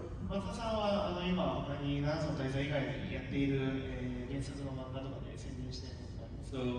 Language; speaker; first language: Japanese; native; Japanese